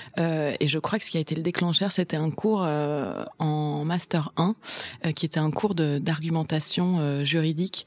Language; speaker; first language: French; native; French